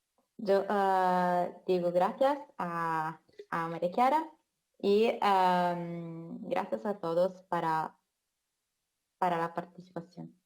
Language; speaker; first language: Spanish; non-native, fluent; Italian